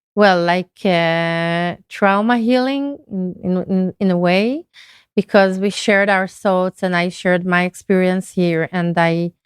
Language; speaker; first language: English; non-native, fluent; Hebrew